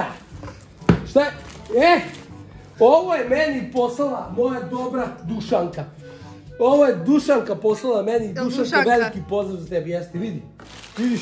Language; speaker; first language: Croatian; native; Croatian